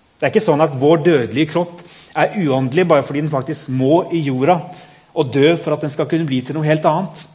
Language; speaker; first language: Norwegian; native; Norwegian